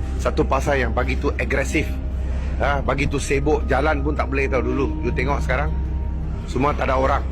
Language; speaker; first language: Malay; non-native, local second language; Chinese